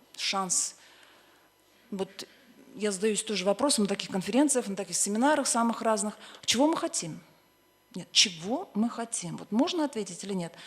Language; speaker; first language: Russian; native; Russian